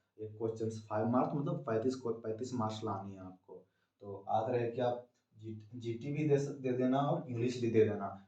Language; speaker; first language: Hindi; native; Hindi